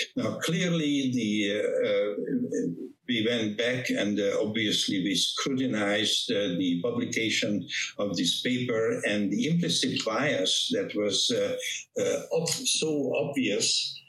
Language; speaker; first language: English; non-native, fluent; Hungarian